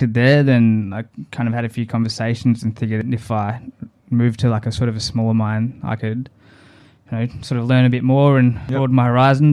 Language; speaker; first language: English; native; English